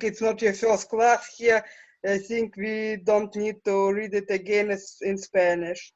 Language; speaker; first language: English; non-native, fluent; Russian